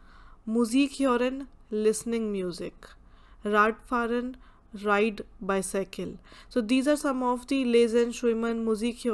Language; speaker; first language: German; non-native, fluent; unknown